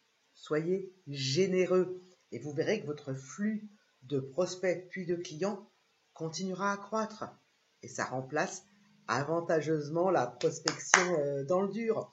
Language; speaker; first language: French; native; French